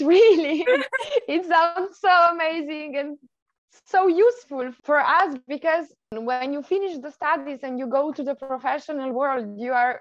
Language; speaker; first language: English; non-native, fluent; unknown